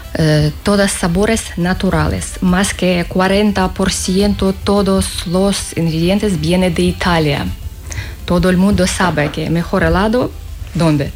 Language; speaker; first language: Spanish; non-native, learner; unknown